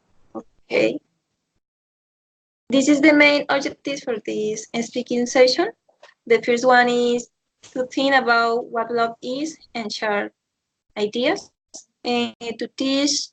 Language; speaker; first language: English; non-native, learner; Spanish